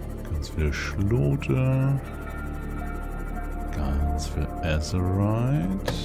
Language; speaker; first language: German; native; German